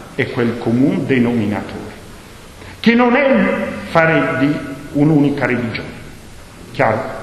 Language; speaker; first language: Italian; non-native, local second language; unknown